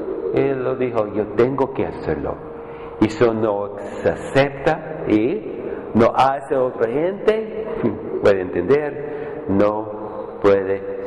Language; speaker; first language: Spanish; non-native, fluent; English